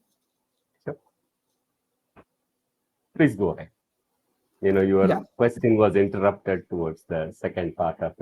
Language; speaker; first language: English; non-native, local second language; Tamil